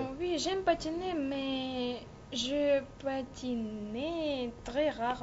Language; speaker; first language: French; non-native, learner; Russian